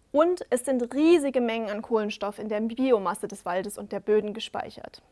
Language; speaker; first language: German; native; German